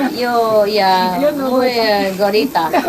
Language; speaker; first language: Spanish; non-native, learner; Vietnamese